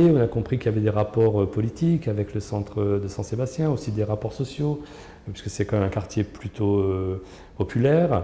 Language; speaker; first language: French; native; French